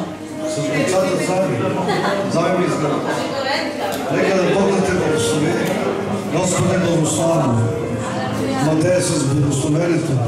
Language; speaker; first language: Bulgarian; non-native, fluent; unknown